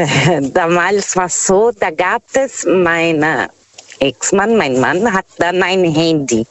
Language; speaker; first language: German; non-native, fluent; Portuguese